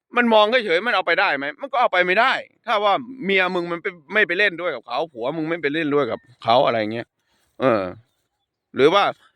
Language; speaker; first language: Thai; native; Thai